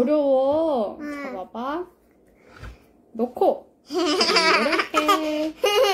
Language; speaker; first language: Korean; native; Korean